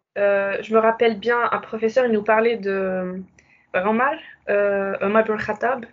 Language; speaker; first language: French; non-native, local second language; Arabic